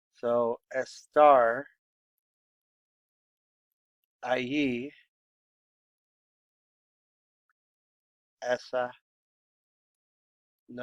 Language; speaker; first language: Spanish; non-native, fluent; English